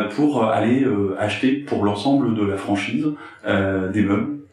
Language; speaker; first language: French; native; French